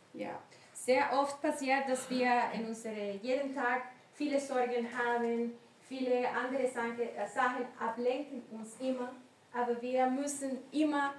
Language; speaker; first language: German; non-native, learner; Spanish